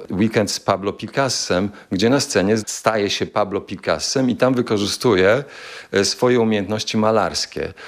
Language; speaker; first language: Polish; native; Polish